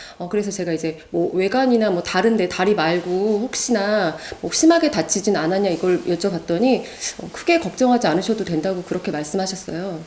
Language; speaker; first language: Korean; native; Korean